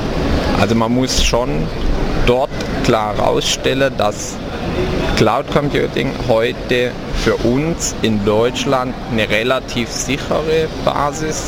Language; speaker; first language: German; native; German